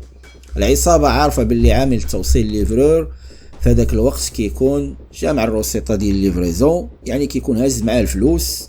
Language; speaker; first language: Arabic; native; Arabic